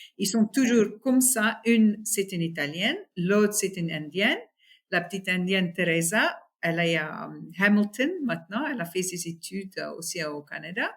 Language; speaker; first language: French; non-native, fluent; Afrikaans